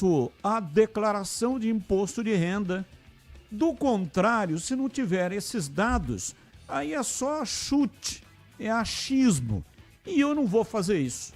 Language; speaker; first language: Portuguese; native; Portuguese